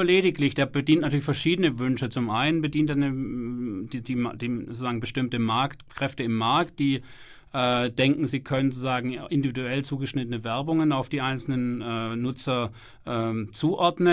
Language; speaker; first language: German; native; German